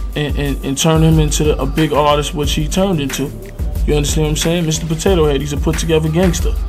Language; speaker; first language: English; native; English